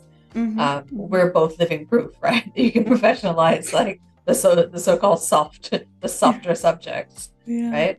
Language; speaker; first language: English; native; English